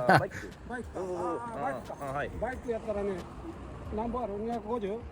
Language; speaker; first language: Japanese; native; Japanese